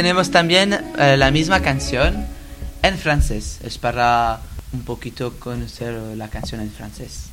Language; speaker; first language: Spanish; non-native, learner; French